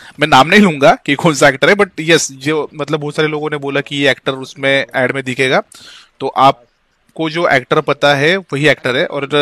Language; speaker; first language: Hindi; native; Hindi